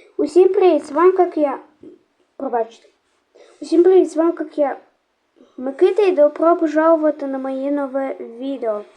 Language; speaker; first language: Ukrainian; non-native, local second language; Russian